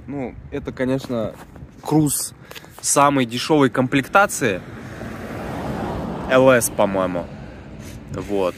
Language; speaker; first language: Russian; native; Russian